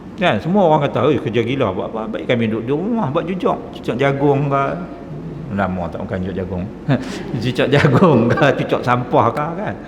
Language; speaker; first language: Malay; native; Malay